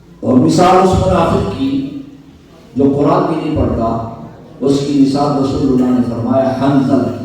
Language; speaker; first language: Urdu; non-native, local second language; Pashto